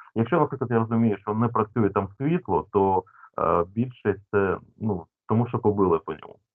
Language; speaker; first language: Ukrainian; non-native, local second language; Russian